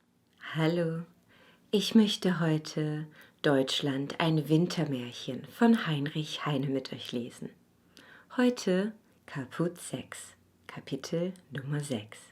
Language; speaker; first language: German; native; German